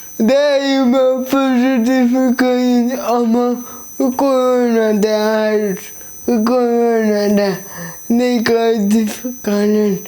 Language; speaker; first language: Turkish; early bilingual, heritage; Turkish